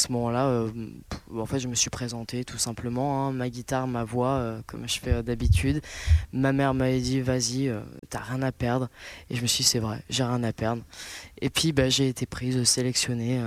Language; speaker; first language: French; native; French